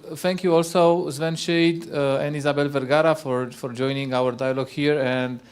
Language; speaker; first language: English; non-native, fluent; Romanian